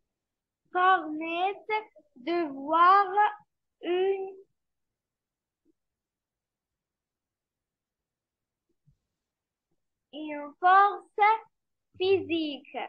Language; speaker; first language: French; non-native, local second language; Arabic